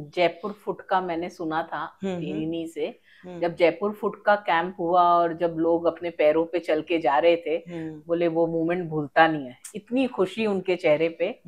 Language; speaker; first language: Hindi; native; Hindi